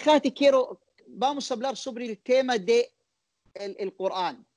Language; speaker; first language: Spanish; non-native, learner; Arabic